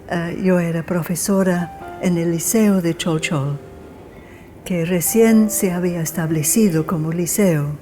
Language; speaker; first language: Spanish; non-native, fluent; English